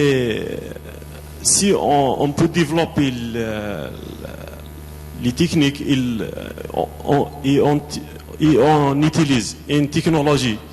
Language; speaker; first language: French; non-native, local second language; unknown